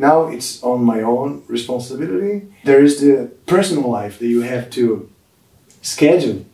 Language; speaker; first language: English; non-native, fluent; Portuguese